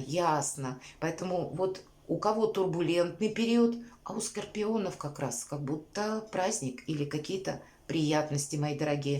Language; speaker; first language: Russian; native; Russian